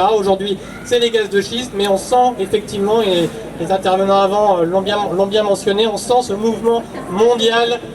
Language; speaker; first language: French; native; French